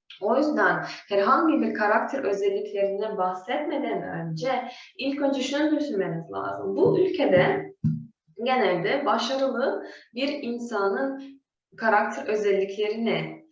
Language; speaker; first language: Turkish; non-native, fluent; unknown